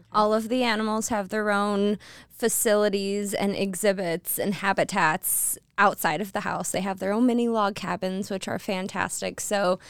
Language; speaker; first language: English; native; English